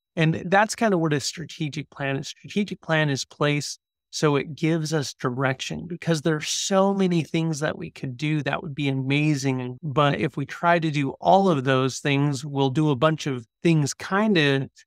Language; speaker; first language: English; native; English